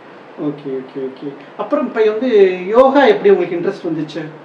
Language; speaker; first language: Tamil; native; Tamil